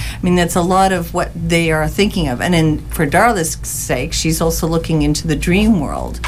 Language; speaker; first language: English; native; English